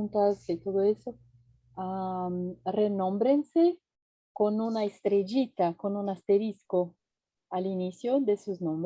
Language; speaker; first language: Spanish; non-native, fluent; Portuguese